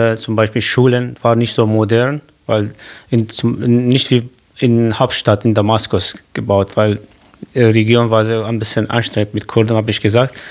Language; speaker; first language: German; non-native, learner; Kurdish